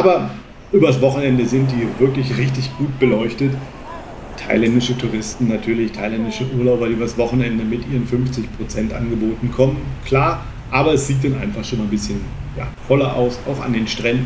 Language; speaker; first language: German; native; German